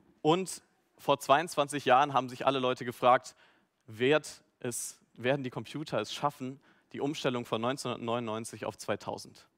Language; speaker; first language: German; native; German